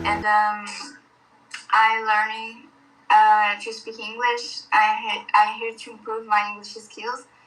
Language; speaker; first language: English; non-native, learner; Portuguese